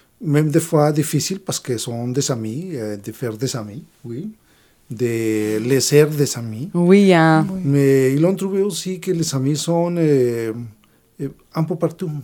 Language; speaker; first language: French; non-native, learner; Spanish